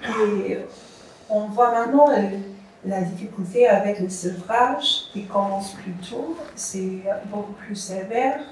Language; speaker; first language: French; non-native, fluent; English